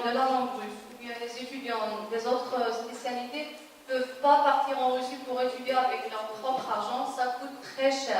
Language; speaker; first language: French; non-native, local second language; Arabic